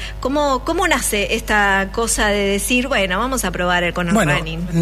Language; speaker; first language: Spanish; native; Spanish